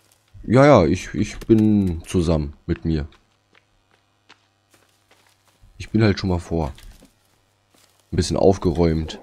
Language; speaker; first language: German; native; German